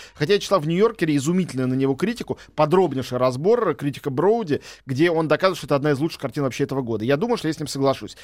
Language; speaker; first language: Russian; native; Russian